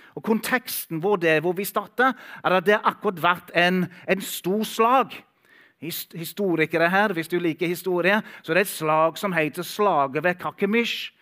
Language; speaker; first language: Norwegian; non-native, fluent; English